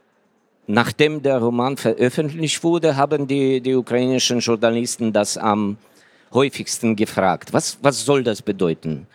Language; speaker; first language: German; non-native, fluent; Ukrainian